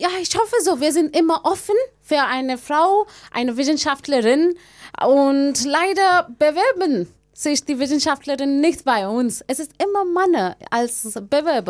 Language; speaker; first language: German; non-native, learner; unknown